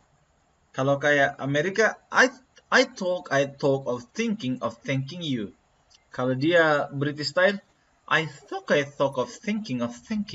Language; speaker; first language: English; non-native, learner; Indonesian